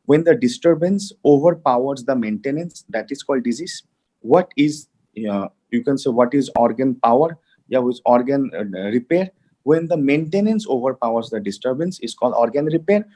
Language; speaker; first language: English; non-native, local second language; Hindi